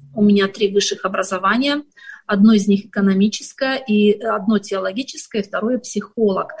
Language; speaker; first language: Russian; native; Russian